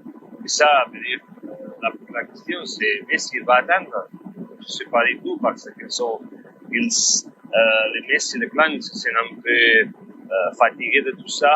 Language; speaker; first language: French; non-native, fluent; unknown